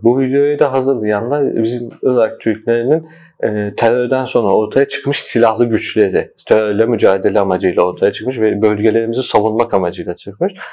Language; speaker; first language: Turkish; early bilingual, heritage; Turkish